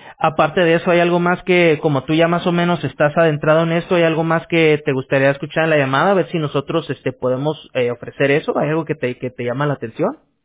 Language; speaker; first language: Spanish; native; Spanish